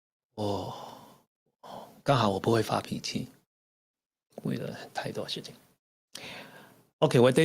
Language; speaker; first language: Chinese; non-native, learner; English